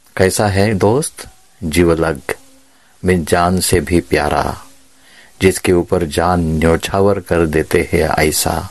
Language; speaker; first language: Hindi; non-native, local second language; Marathi